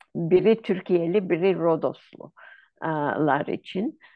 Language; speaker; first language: Turkish; non-native, local second language; Ladino